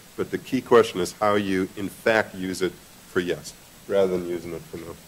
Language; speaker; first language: English; native; English